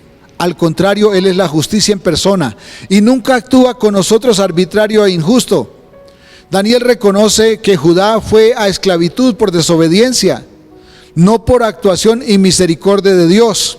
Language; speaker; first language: Spanish; native; Spanish